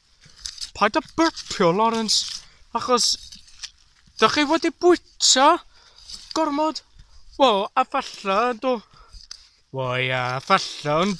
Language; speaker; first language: Welsh; non-native, learner; English